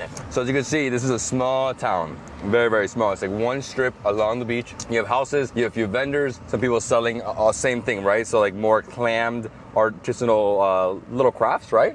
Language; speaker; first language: English; early bilingual, other home language; Spanish